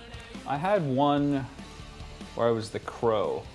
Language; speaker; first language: English; native; English